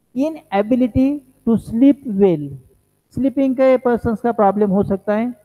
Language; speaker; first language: Hindi; non-native, local second language; Marathi